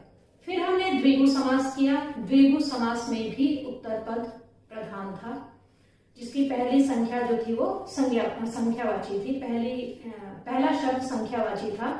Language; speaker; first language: Hindi; native; Hindi